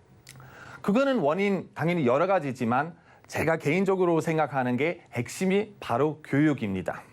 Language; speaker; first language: Korean; non-native, fluent; German